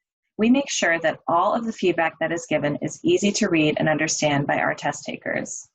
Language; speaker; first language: English; native; English